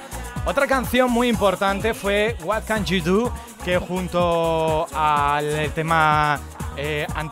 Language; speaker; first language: Spanish; native; Spanish